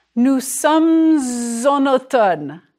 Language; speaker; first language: French; non-native, fluent; English